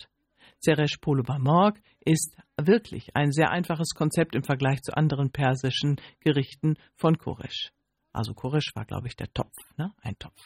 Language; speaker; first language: German; native; German